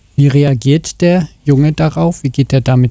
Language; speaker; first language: German; native; German